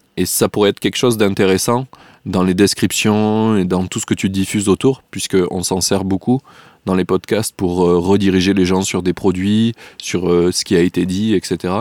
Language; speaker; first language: French; native; French